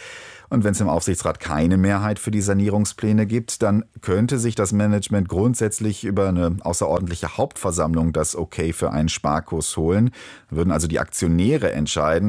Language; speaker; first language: German; native; German